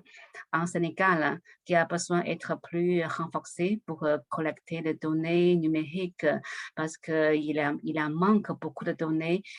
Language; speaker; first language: French; non-native, learner; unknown